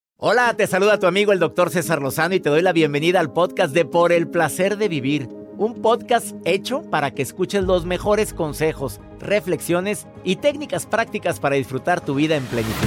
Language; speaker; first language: Spanish; native; Spanish